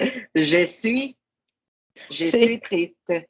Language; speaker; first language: French; non-native, fluent; Spanish